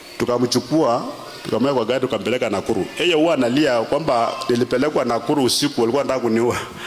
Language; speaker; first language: Swahili; non-native, local second language; Luyia